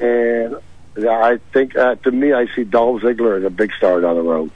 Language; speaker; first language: English; non-native, fluent; French